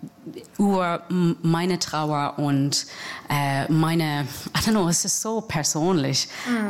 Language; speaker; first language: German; non-native, fluent; English